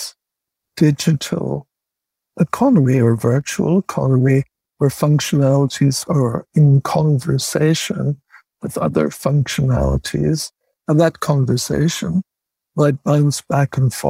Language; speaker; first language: English; native; English